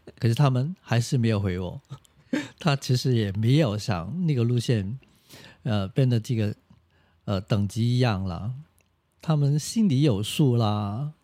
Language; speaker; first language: Chinese; non-native, local second language; Cantonese